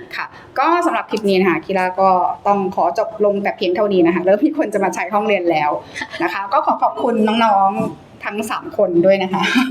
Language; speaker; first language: Thai; native; Thai